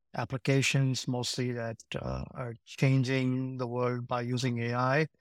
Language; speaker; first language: English; non-native, local second language; Gujarati